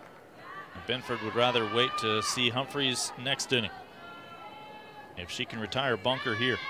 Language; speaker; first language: English; native; English